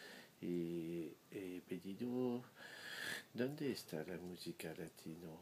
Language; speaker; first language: Spanish; non-native, learner; French